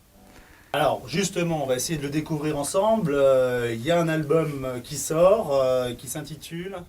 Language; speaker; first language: French; native; French